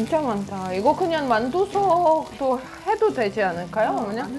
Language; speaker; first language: Korean; non-native, fluent; Russian